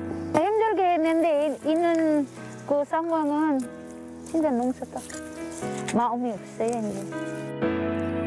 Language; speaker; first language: Korean; non-native, learner; Filipino